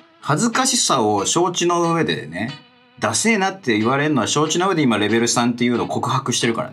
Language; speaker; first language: Japanese; native; Japanese